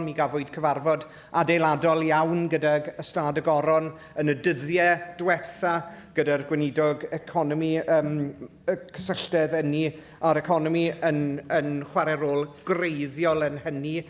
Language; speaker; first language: Welsh; native; Welsh